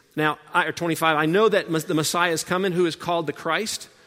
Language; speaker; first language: English; native; English